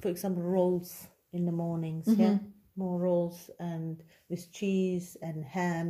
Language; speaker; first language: English; non-native, fluent; German